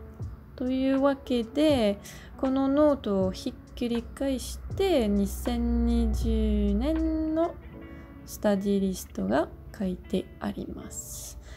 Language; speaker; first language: Japanese; non-native, learner; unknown